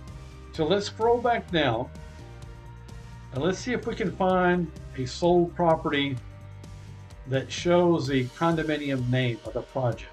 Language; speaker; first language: English; native; English